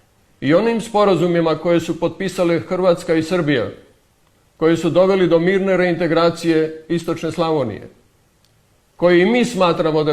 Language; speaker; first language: Croatian; native; Croatian